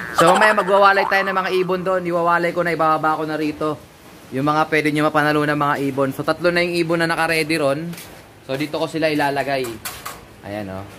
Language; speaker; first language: Filipino; native; Filipino